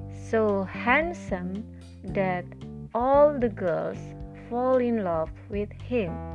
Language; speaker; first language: English; non-native, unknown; Indonesian